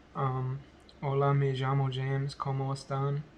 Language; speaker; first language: Spanish; non-native, learner; English